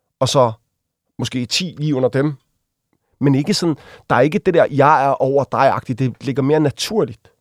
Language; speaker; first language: Danish; early bilingual, other home language; Arabic